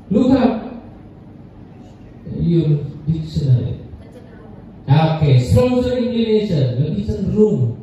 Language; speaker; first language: English; non-native, learner; Indonesian